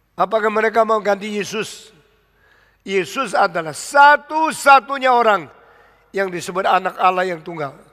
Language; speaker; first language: Indonesian; early bilingual, other home language; Min Nan Chinese